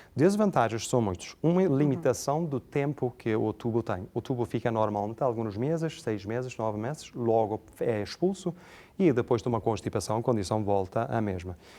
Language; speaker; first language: Portuguese; non-native, fluent; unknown